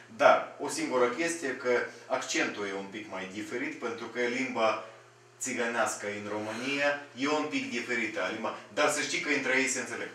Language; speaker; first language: Romanian; non-native, fluent; Russian